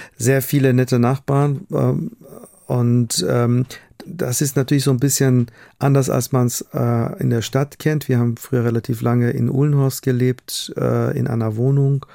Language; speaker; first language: German; non-native, fluent; Persian